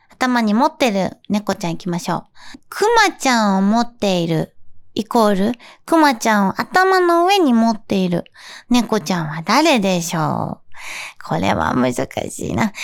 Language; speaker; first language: Japanese; native; Japanese